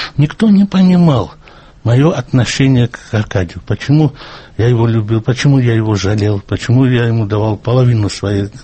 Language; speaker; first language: Russian; non-native, local second language; Georgian